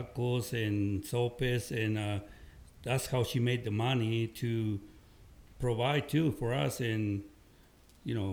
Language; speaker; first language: English; non-native, fluent; Spanish